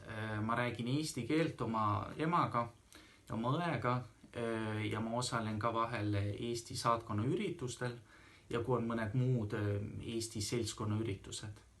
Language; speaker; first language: Estonian; early bilingual, heritage; Estonian